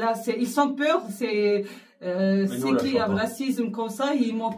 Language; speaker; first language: French; non-native, learner; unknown